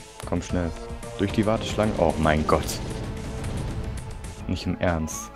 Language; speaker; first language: German; native; German